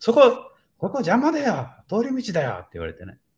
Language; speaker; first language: Japanese; native; Japanese